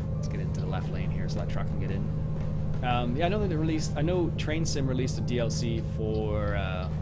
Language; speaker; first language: English; native; English